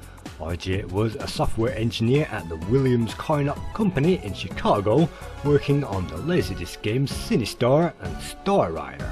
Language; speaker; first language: English; native; English